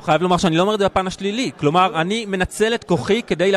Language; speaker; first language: Hebrew; native; Hebrew